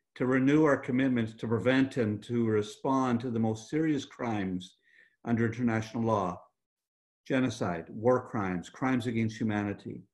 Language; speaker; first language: English; native; English